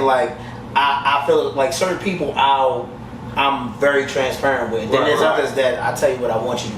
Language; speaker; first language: English; native; English